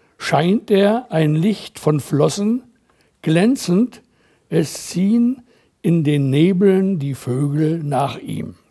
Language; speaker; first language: German; native; German